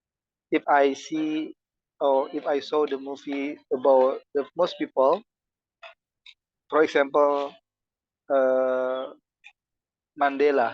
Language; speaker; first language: English; non-native, learner; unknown